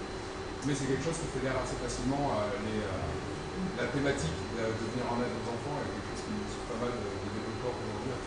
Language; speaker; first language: French; native; French